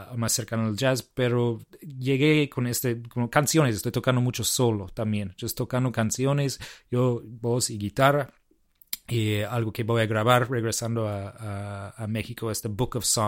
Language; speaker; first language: Spanish; non-native, fluent; English